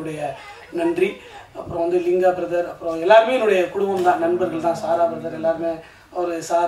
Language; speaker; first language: Tamil; native; Tamil